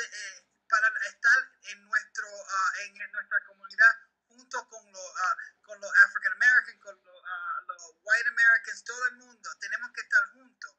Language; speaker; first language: Spanish; early bilingual, heritage; Spanish